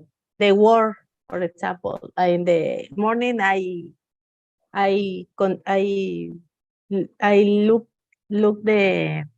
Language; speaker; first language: English; non-native, learner; Spanish